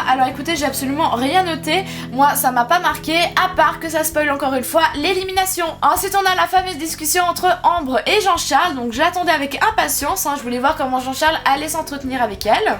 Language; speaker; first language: French; native; French